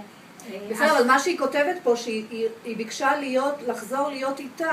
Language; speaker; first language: Hebrew; native; Hebrew